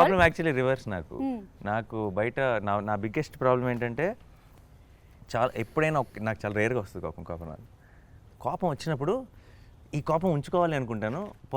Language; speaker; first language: Telugu; native; Telugu